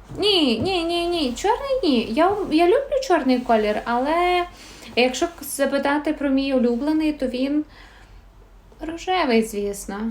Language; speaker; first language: Ukrainian; native; Ukrainian